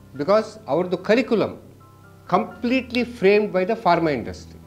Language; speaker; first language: English; non-native, local second language; Kannada